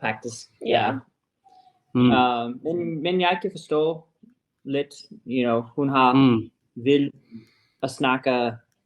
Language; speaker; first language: Danish; non-native, learner; English